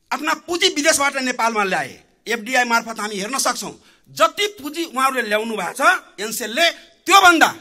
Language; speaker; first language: Nepali; non-native, local second language; Maithili